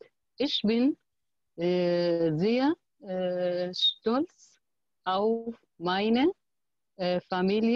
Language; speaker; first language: German; non-native, learner; Arabic